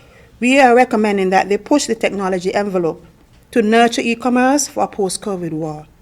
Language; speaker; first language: English; native; English